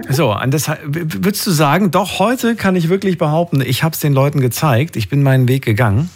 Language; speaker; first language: German; native; German